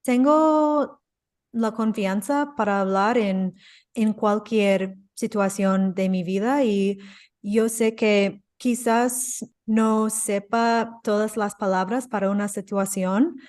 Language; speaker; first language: Spanish; non-native, fluent; English